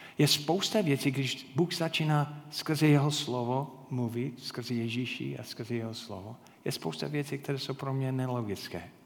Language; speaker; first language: Czech; non-native, fluent; English